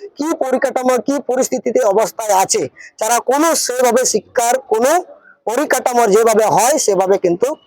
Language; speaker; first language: Bangla; non-native, local second language; Santali